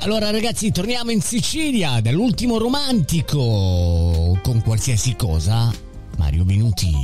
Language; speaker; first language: Italian; native; Italian